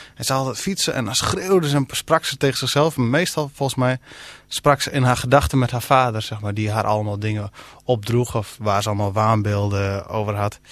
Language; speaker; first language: Dutch; non-native, local second language; Western Frisian